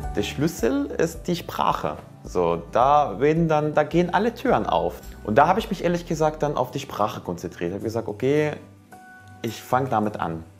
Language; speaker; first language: German; non-native, fluent; Arabic